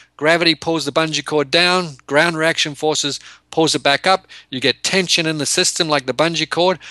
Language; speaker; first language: English; native; English